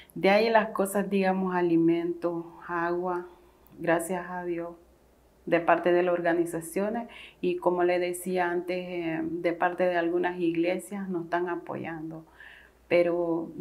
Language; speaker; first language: Spanish; native; Spanish